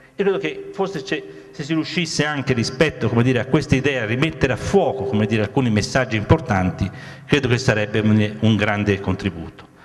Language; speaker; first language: Italian; native; Italian